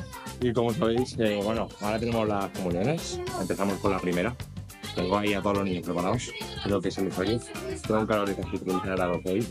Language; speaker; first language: Spanish; native; Spanish